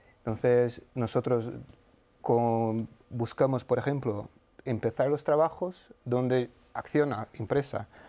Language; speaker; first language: Spanish; non-native, fluent; Portuguese